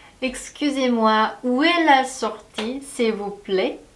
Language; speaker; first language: French; non-native, learner; Korean